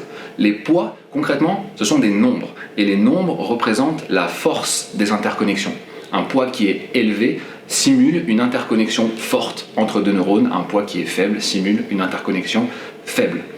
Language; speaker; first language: French; native; French